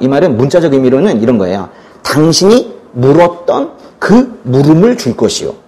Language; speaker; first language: Korean; native; Korean